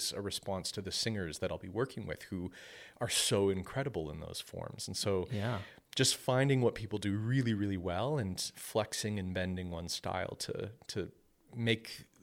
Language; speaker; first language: English; native; English